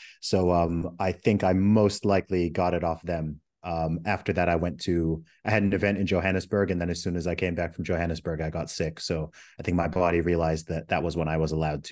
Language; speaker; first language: English; early bilingual, other home language; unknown